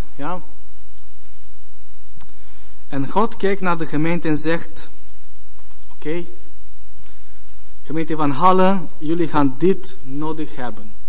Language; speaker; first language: Dutch; non-native, learner; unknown